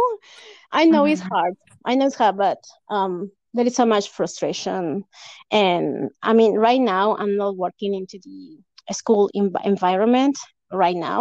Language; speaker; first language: English; non-native, fluent; Spanish